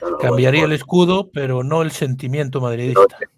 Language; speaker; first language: Spanish; native; Spanish